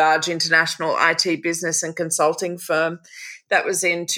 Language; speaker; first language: English; native; English